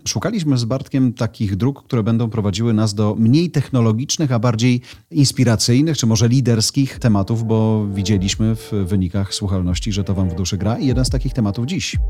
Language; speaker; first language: Polish; native; Polish